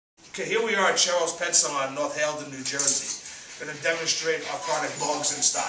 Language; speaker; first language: English; native; English